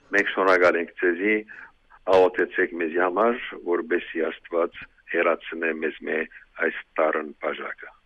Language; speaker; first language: Armenian; early bilingual, heritage; Armenian